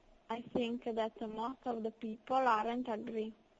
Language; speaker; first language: English; non-native, learner; Italian